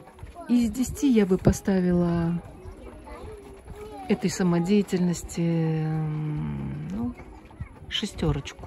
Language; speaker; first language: Russian; native; Russian